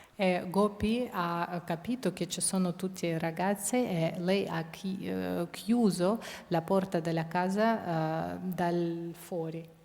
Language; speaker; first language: Italian; non-native, fluent; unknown